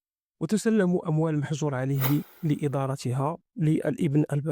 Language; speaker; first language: Arabic; native; Arabic